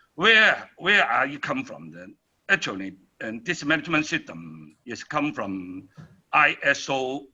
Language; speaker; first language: English; non-native, learner; Chinese